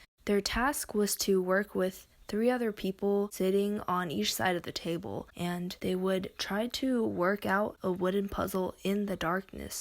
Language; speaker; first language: English; native; English